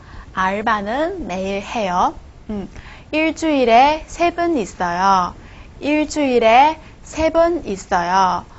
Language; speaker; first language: Korean; non-native, fluent; Chinese